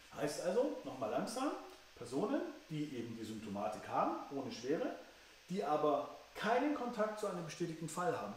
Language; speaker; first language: German; native; German